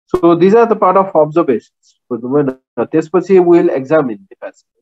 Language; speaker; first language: English; non-native, local second language; Nepali